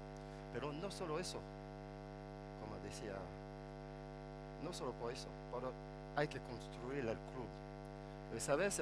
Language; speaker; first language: Spanish; non-native, fluent; French